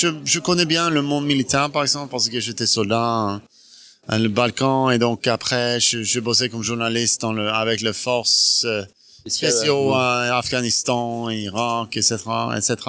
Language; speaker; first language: French; non-native, fluent; Norwegian